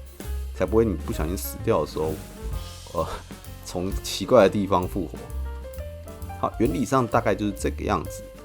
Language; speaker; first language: Chinese; native; Chinese